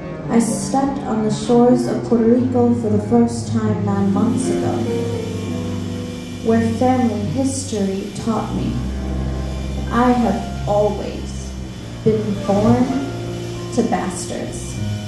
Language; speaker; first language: English; early bilingual, other home language; Spanish